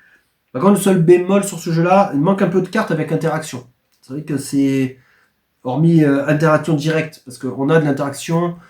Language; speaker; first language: French; native; French